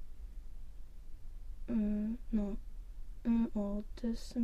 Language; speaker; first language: French; non-native, learner; Swedish